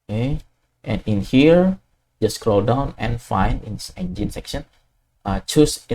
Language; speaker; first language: English; non-native, fluent; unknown